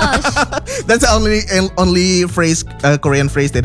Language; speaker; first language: English; non-native, fluent; Indonesian